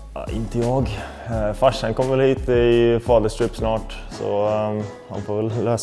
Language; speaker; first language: Swedish; native; Swedish